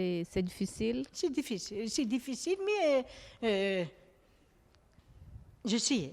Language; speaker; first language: French; non-native, learner; Arabic